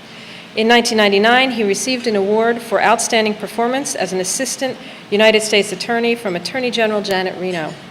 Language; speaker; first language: English; native; English